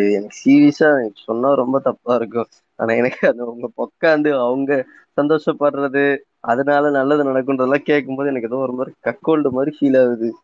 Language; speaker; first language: Tamil; native; Tamil